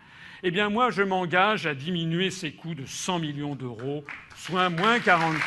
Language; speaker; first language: French; native; French